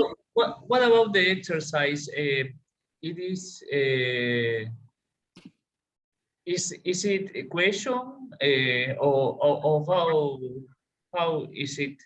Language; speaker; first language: English; non-native, learner; Spanish